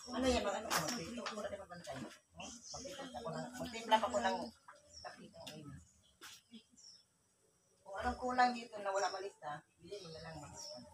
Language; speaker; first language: Filipino; non-native, local second language; Cebuano